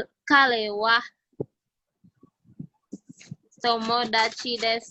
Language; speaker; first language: Japanese; non-native, learner; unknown